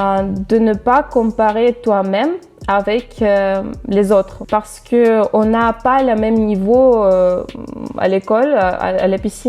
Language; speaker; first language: French; non-native, fluent; Russian